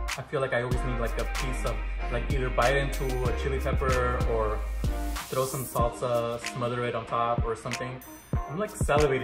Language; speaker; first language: English; early bilingual, other home language; Spanish